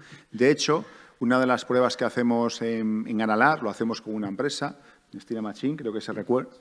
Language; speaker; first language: Spanish; native; Spanish